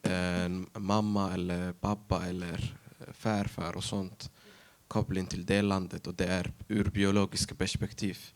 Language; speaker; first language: Swedish; non-native, fluent; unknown